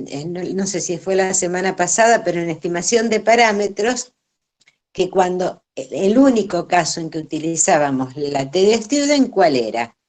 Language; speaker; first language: Spanish; native; Spanish